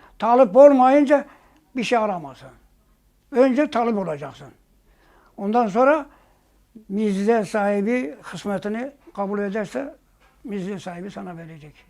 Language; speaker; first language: Turkish; non-native, local second language; Zaza